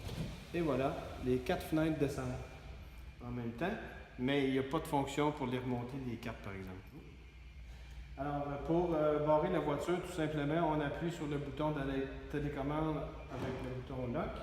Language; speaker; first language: French; native; French